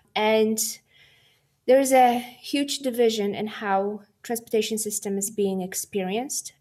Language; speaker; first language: English; non-native, fluent; Polish